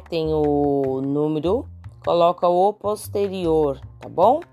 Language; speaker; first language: Portuguese; native; Portuguese